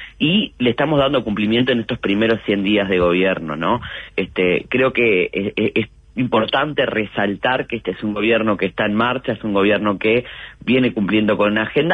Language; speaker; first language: Spanish; native; Spanish